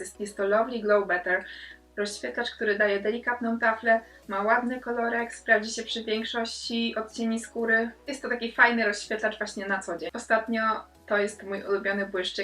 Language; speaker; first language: Polish; native; Polish